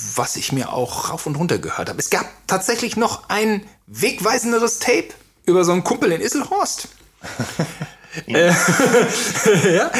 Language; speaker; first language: German; native; German